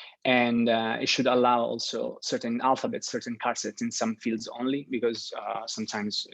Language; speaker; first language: English; non-native, fluent; Italian